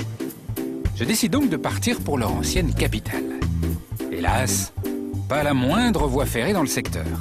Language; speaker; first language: French; native; French